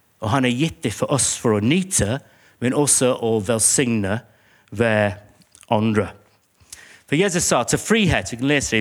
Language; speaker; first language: Norwegian; non-native, fluent; English